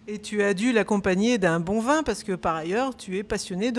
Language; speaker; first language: French; native; French